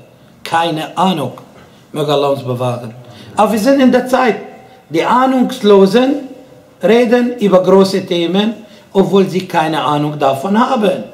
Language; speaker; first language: German; non-native, fluent; Arabic